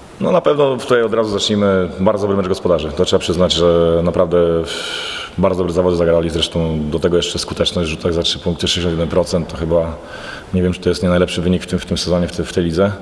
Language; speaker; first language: Polish; native; Polish